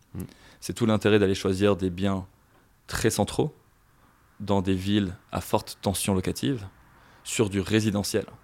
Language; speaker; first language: French; non-native, local second language; Arabic